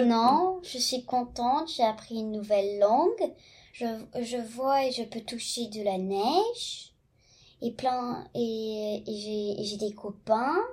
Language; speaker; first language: French; early bilingual, heritage; French